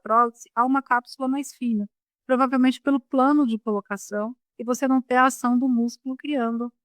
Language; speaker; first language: Portuguese; native; Portuguese